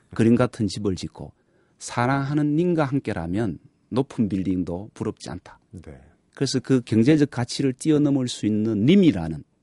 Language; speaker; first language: Korean; native; Korean